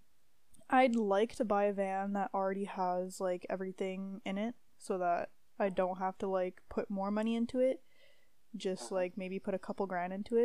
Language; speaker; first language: English; native; English